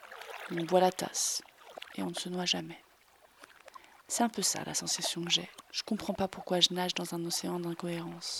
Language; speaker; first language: French; native; French